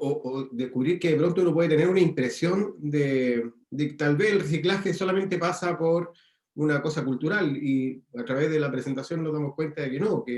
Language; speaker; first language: Spanish; native; Spanish